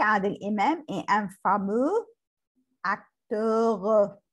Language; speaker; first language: French; non-native, learner; Arabic